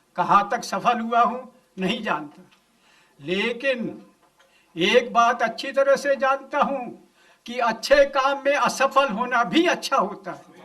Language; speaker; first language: Hindi; non-native, local second language; Gujarati